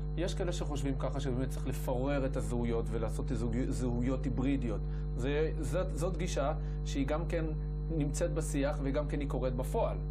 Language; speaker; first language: Hebrew; native; Hebrew